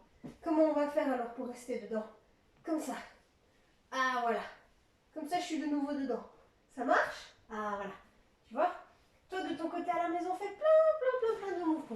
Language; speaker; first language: French; native; French